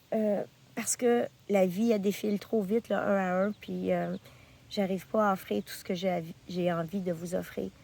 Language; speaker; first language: French; native; French